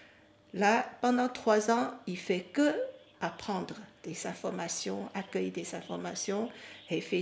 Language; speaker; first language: French; non-native, fluent; Chinese